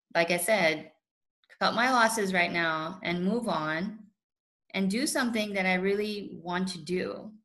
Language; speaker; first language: English; early bilingual, other home language; Urdu